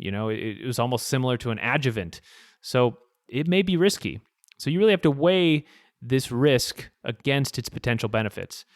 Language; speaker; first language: English; native; English